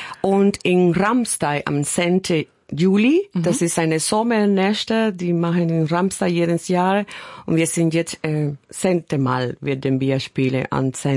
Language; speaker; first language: German; non-native, fluent; Spanish